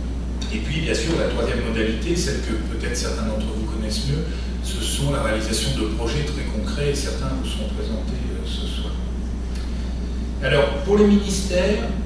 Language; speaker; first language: French; native; French